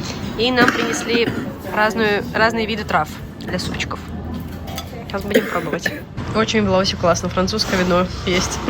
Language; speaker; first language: Russian; native; Russian